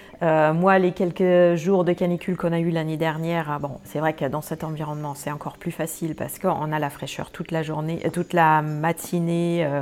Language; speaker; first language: French; non-native, fluent; German